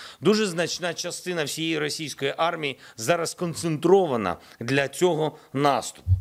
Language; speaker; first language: Ukrainian; non-native, local second language; Russian